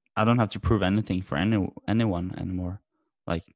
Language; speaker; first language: English; non-native, fluent; Norwegian